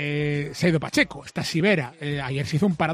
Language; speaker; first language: Spanish; native; Spanish